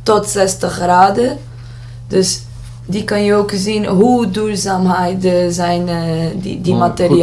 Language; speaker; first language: Dutch; non-native, learner; Portuguese